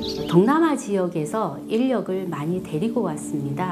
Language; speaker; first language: Korean; native; Korean